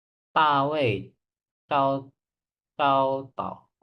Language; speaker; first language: Chinese; non-native, learner; Indonesian